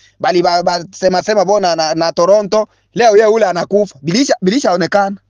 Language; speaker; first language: Swahili; non-native, local second language; Bembe